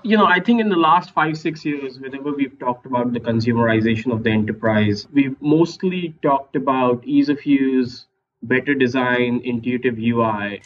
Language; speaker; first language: English; non-native, local second language; Hindi